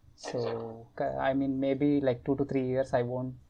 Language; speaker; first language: English; non-native, local second language; Kannada